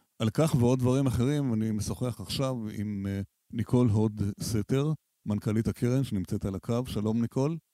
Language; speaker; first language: Hebrew; native; Hebrew